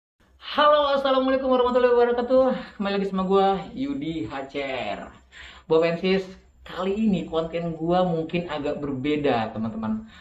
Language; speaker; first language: Indonesian; native; Indonesian